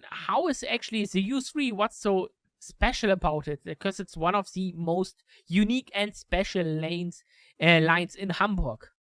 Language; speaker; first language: English; non-native, fluent; German